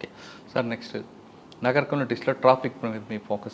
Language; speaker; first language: Telugu; native; Telugu